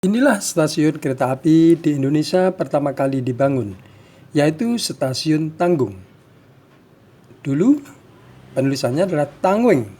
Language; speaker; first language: Indonesian; native; Indonesian